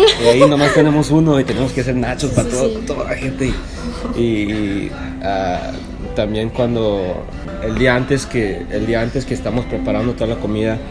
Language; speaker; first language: Spanish; early bilingual, heritage; Spanish